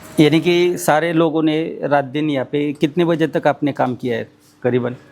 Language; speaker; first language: Hindi; non-native, local second language; Marathi